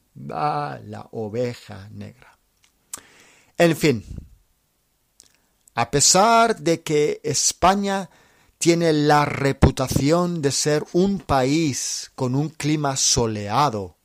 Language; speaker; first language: Spanish; non-native, fluent; English